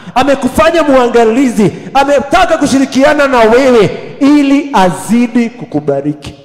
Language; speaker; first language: English; non-native, local second language; Swahili